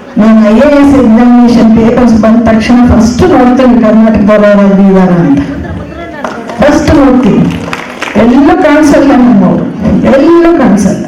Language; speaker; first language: Kannada; non-native, local second language; Telugu